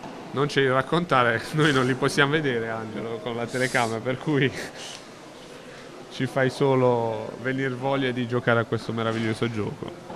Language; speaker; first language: Italian; native; Italian